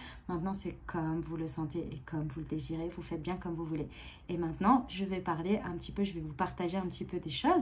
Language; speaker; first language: French; native; French